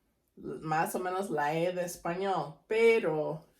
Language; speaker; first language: Spanish; non-native, fluent; English